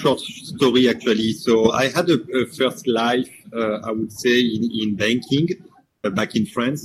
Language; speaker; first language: English; non-native, fluent; French